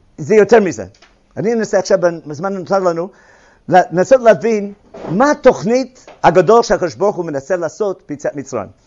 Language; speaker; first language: Hebrew; non-native, fluent; English